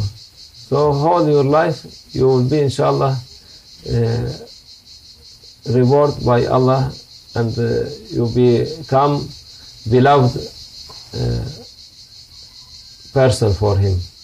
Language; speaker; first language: English; non-native, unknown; Turkish